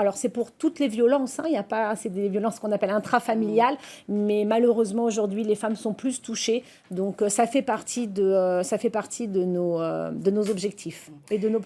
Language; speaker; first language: French; native; French